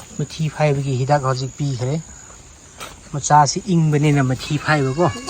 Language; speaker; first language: Manipuri; non-native, local second language; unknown